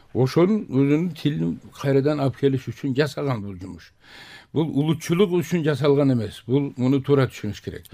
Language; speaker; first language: Kyrgyz; non-native, local second language; Tajik